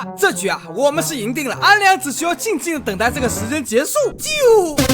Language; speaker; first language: Chinese; native; Chinese